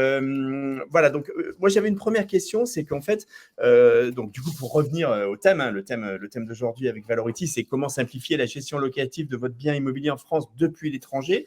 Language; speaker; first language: French; native; French